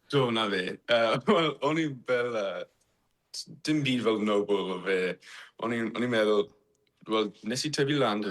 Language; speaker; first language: Welsh; non-native, learner; English